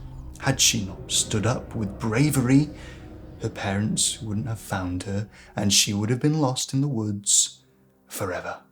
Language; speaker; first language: English; native; English